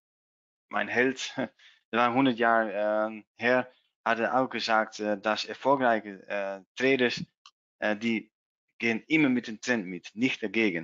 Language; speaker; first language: German; non-native, learner; Dutch